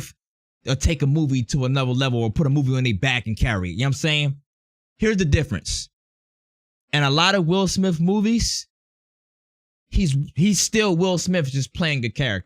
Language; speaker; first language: English; native; English